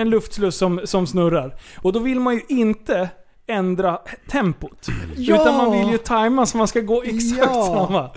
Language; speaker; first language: Swedish; native; Swedish